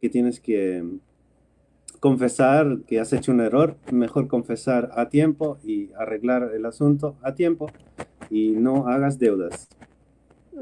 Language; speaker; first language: Spanish; non-native, fluent; Dutch